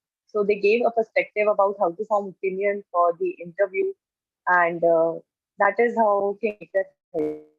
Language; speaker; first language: English; non-native, local second language; Hindi